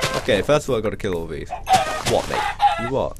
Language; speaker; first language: English; native; English